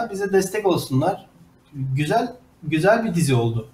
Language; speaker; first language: Turkish; native; Turkish